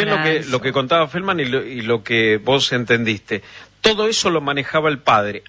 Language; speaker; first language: Spanish; native; Spanish